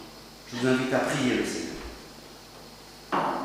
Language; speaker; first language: French; native; French